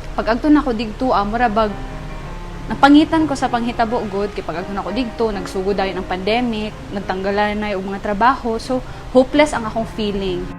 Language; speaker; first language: Cebuano; native; Cebuano